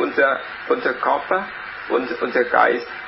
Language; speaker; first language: German; non-native, learner; Vietnamese